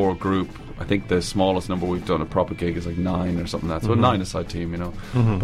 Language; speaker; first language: English; native; English